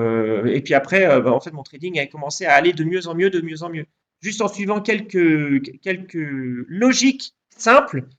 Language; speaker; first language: French; native; French